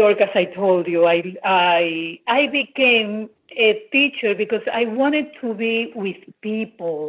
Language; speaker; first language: English; non-native, fluent; Spanish